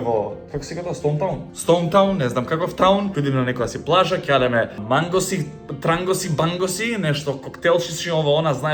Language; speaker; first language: Macedonian; native; Macedonian